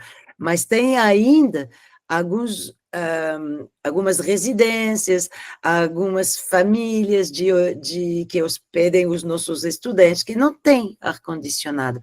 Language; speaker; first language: Portuguese; non-native, fluent; French